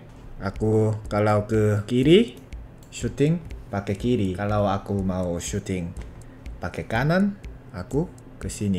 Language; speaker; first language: Indonesian; non-native, fluent; Korean